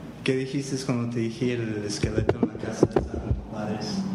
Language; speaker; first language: Spanish; early bilingual, heritage; Spanish